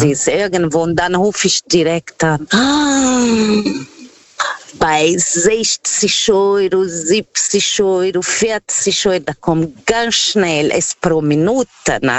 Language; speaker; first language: German; non-native, fluent; Portuguese